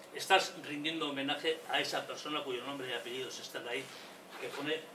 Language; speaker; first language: Spanish; non-native, local second language; Basque